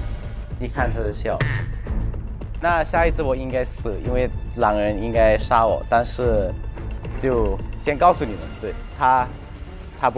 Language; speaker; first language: Chinese; non-native, learner; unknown